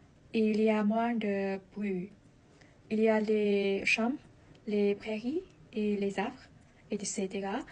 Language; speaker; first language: French; non-native, learner; Vietnamese